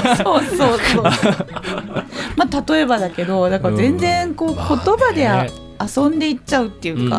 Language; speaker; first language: Japanese; native; Japanese